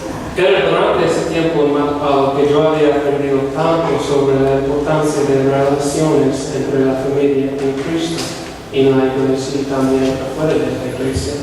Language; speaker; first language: Spanish; non-native, fluent; English